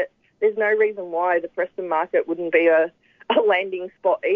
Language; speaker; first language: English; native; English